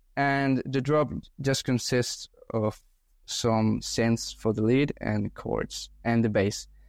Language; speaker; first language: English; non-native, fluent; Spanish